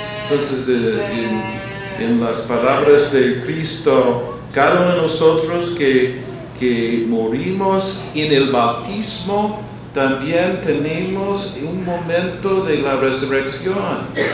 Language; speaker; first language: Spanish; non-native, fluent; English